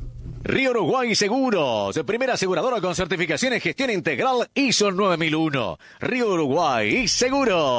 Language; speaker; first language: Spanish; native; Spanish